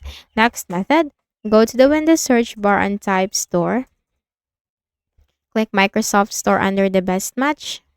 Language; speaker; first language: English; non-native, local second language; Filipino